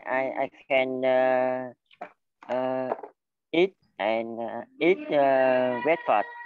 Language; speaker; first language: English; non-native, learner; Vietnamese